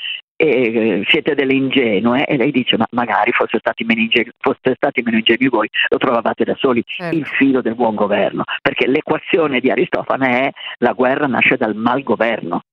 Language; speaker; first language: Italian; native; Italian